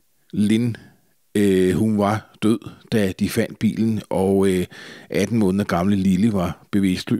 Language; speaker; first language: Danish; native; Danish